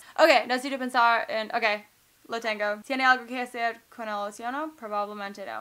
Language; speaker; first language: Spanish; non-native, learner; English